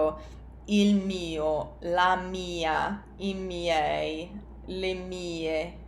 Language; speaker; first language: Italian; non-native, fluent; English